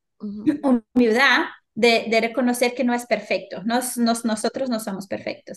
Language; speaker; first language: Spanish; non-native, fluent; Portuguese